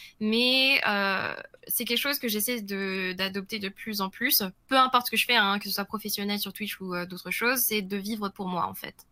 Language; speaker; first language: French; early bilingual, other home language; Vietnamese